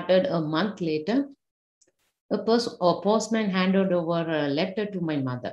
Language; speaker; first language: English; non-native, local second language; Tamil